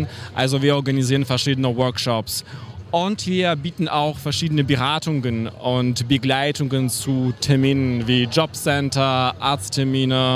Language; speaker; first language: German; non-native, fluent; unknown